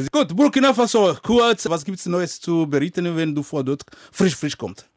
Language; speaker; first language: German; non-native, fluent; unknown